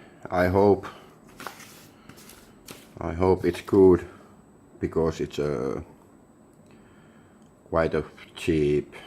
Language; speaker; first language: English; non-native, learner; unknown